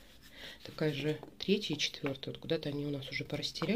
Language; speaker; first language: Russian; native; Russian